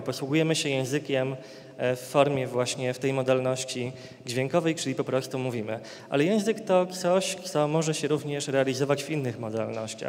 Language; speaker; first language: Polish; native; Polish